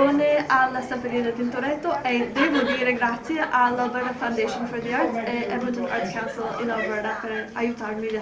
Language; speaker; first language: Italian; non-native, learner; English